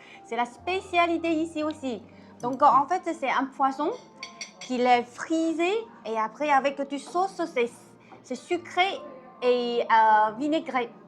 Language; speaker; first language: French; non-native, fluent; Chinese